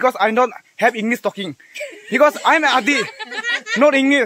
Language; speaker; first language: English; non-native, learner; Adi